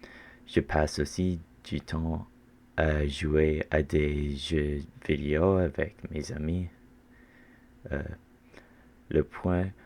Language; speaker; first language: French; non-native, learner; English